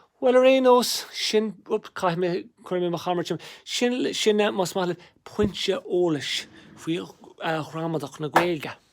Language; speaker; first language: Irish; native; Irish